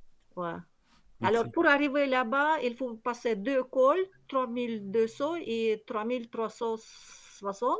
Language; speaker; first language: French; non-native, learner; Kyrgyz